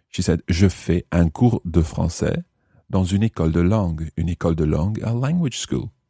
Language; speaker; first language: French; non-native, fluent; English